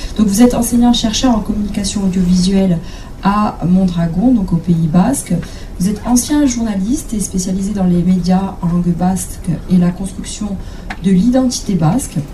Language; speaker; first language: French; native; French